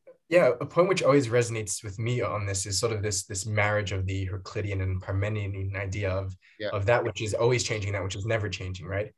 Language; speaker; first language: English; native; English